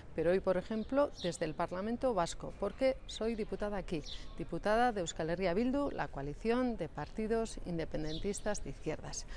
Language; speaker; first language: Spanish; native; Spanish